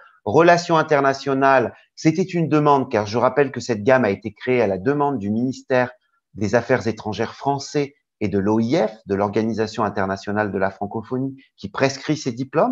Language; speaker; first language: French; native; French